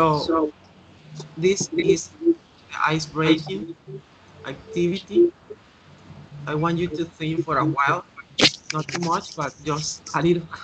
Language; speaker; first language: English; non-native, learner; Spanish